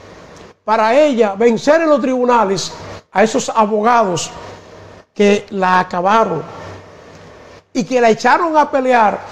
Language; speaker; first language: Spanish; native; Spanish